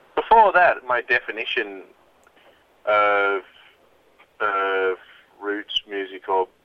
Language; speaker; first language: English; native; English